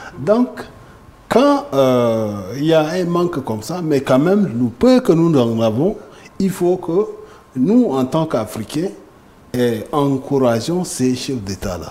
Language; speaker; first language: French; non-native, local second language; Kinyarwanda